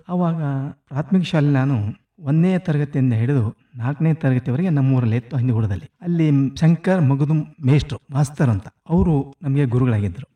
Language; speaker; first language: Kannada; native; Kannada